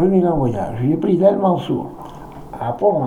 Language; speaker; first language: French; native; French